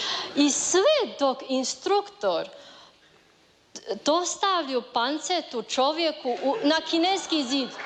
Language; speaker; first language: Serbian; non-native, learner; Chinese